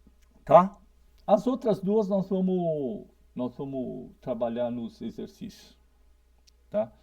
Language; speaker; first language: Portuguese; native; Portuguese